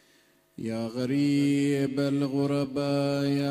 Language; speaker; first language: Arabic; native; Arabic